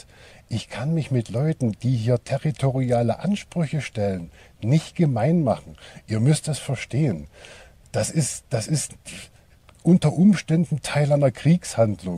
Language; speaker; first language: German; native; German